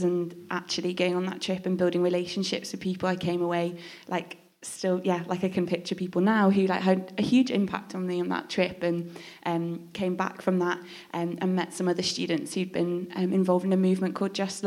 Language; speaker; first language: English; native; English